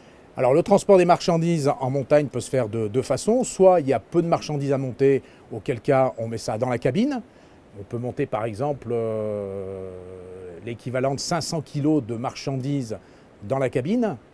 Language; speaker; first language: French; native; French